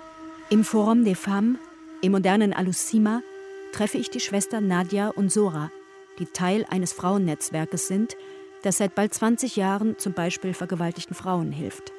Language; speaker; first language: German; native; German